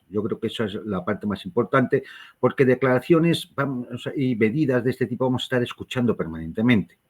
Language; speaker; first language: Spanish; native; Spanish